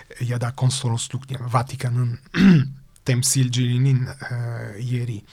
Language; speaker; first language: Turkish; non-native, fluent; Italian